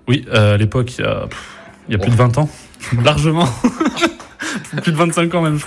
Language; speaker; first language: French; native; French